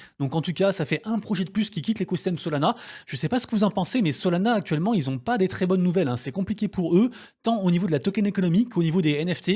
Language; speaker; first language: French; native; French